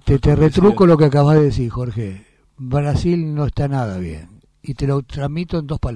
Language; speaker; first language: Spanish; native; Spanish